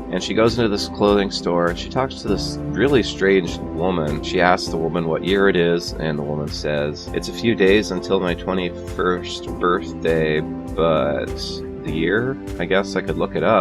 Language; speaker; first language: English; native; English